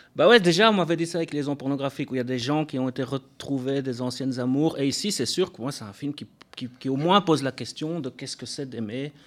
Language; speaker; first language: French; native; French